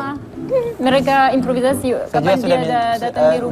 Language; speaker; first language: Indonesian; non-native, learner; French